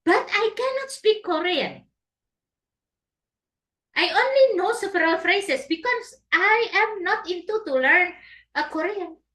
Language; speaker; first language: English; non-native, fluent; Indonesian